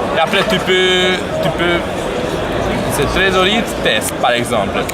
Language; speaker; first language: French; non-native, learner; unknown